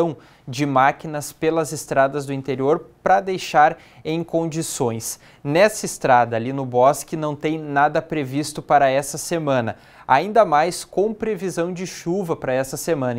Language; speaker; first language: Portuguese; native; Portuguese